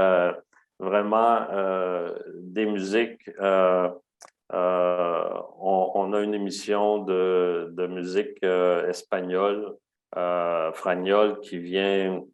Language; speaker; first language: French; native; French